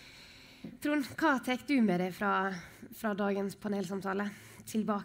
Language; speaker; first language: Norwegian; native; Norwegian